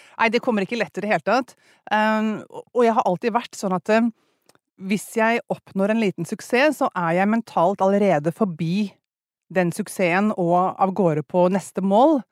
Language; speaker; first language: Norwegian; native; Norwegian